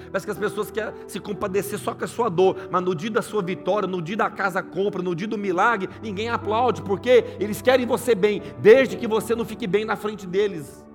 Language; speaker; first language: Portuguese; native; Portuguese